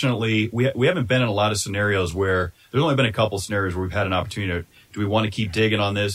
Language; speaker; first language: English; native; English